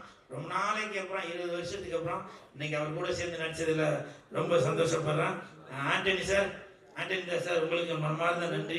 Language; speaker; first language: Tamil; native; Tamil